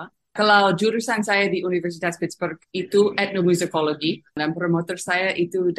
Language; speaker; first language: Indonesian; non-native, fluent; English